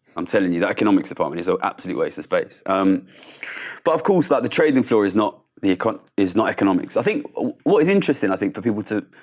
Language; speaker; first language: English; native; English